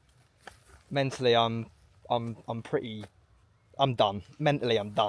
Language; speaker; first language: English; native; English